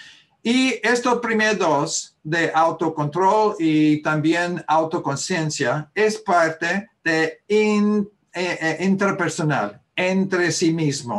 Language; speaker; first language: Spanish; early bilingual, heritage; Spanish